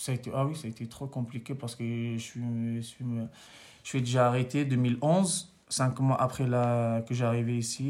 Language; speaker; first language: French; non-native, local second language; Arabic